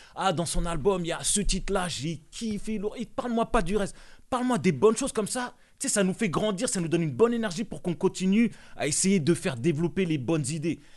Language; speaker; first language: French; non-native, local second language; Bambara